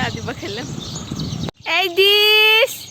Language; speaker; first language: Turkish; non-native, fluent; Indonesian